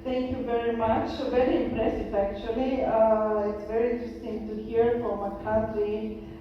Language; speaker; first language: English; non-native, fluent; Bulgarian